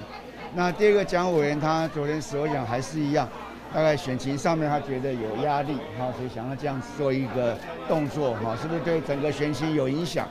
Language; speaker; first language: Chinese; native; Chinese